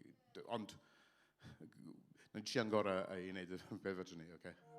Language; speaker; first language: Welsh; native; Welsh